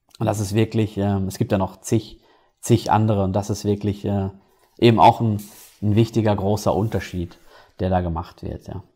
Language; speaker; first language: German; native; German